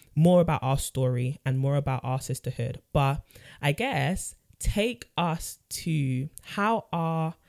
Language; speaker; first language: English; native; English